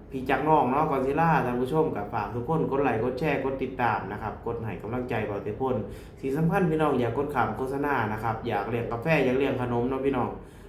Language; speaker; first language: Thai; native; Thai